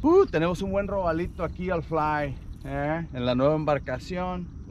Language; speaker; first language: Spanish; native; Spanish